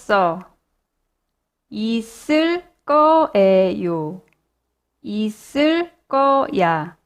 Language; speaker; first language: Korean; non-native, fluent; English